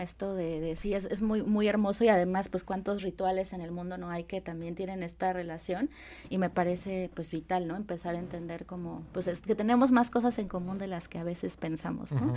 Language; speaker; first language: Spanish; native; Spanish